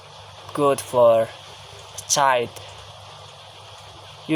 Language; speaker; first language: English; non-native, learner; Indonesian